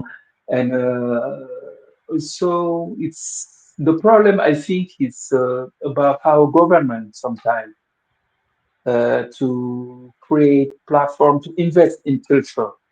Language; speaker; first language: English; non-native, fluent; Wolof